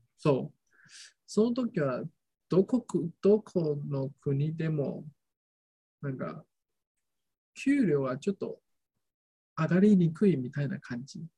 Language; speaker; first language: Japanese; non-native, learner; Chinese